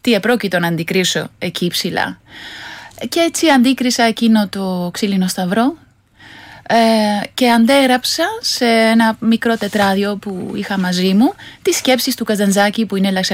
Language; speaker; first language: Greek; non-native, fluent; Spanish